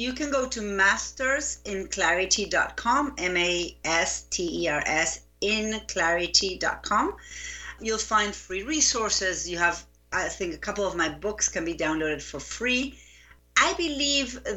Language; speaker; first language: English; non-native, fluent; Spanish